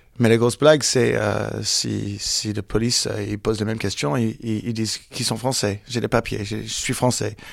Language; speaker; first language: French; early bilingual, heritage; English